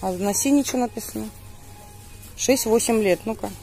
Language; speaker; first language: Russian; native; Russian